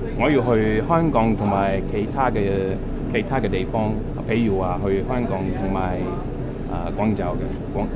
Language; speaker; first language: Cantonese; non-native, fluent; English